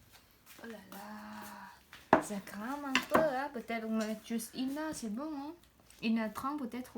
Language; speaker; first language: French; non-native, learner; Khmer